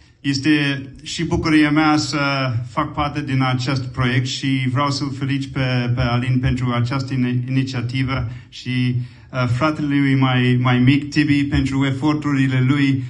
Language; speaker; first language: Romanian; non-native, fluent; English